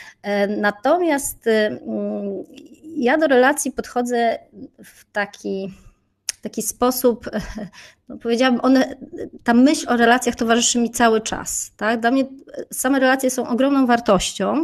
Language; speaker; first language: Polish; native; Polish